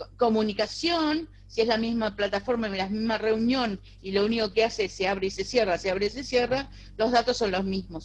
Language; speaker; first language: Spanish; native; Spanish